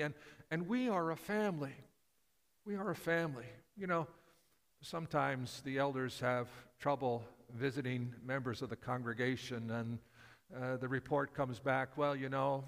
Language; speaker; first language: English; native; English